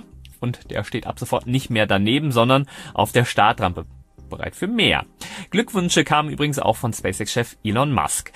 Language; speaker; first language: German; native; German